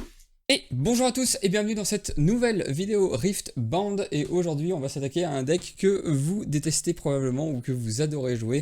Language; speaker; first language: French; native; French